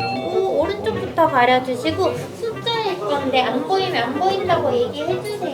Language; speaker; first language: Korean; native; Korean